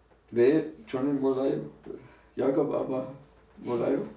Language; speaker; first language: Korean; non-native, learner; German